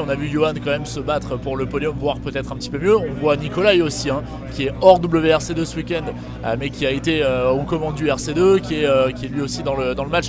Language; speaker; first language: French; native; French